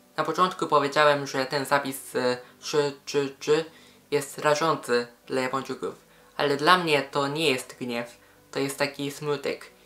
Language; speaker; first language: Polish; non-native, fluent; Japanese